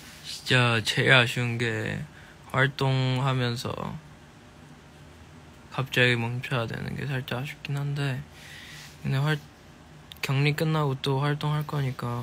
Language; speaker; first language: Korean; non-native, fluent; Chinese